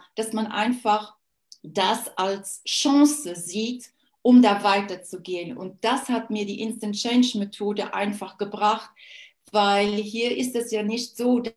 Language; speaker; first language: German; non-native, local second language; Luxembourgish